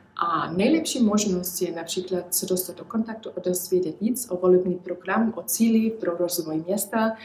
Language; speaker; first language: Czech; early bilingual, heritage; Czech